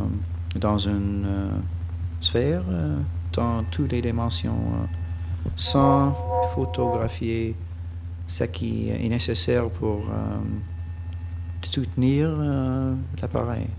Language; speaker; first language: French; non-native, fluent; English